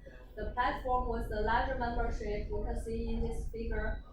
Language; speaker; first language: English; non-native, fluent; Chinese